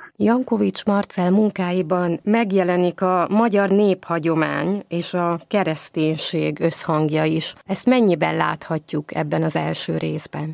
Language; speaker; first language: Hungarian; native; Hungarian